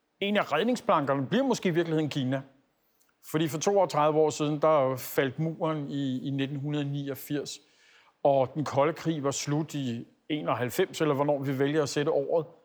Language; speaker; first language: Danish; native; Danish